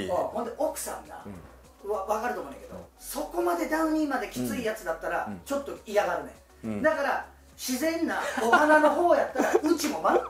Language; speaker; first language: Japanese; native; Japanese